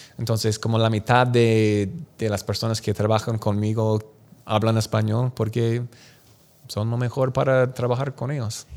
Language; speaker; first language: Spanish; non-native, learner; English